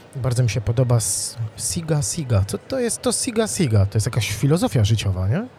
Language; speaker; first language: Polish; native; Polish